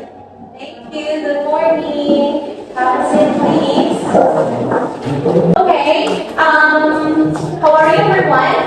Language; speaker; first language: English; non-native, fluent; Indonesian